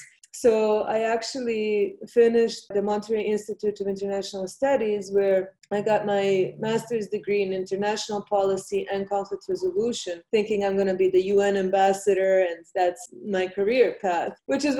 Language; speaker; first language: English; non-native, fluent; Bosnian